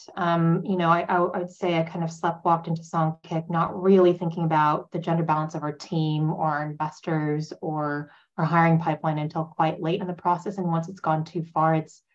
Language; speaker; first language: English; native; English